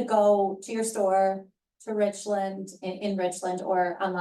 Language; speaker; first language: English; native; English